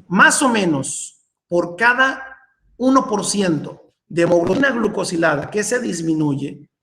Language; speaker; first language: Spanish; native; Spanish